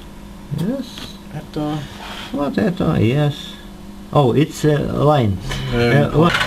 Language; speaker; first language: English; non-native, learner; Russian